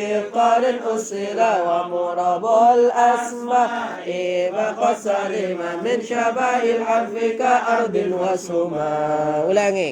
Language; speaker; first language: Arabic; non-native, fluent; Indonesian